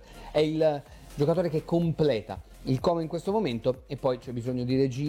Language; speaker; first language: Italian; native; Italian